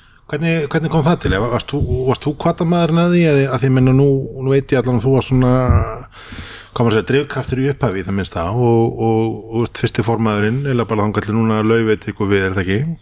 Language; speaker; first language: Icelandic; native; Icelandic